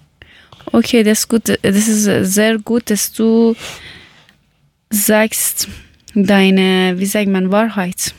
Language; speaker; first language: German; non-native, learner; Persian